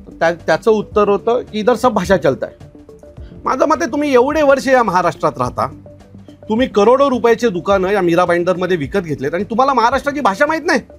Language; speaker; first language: Marathi; native; Marathi